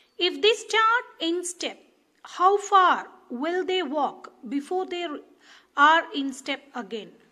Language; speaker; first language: English; non-native, local second language; Tamil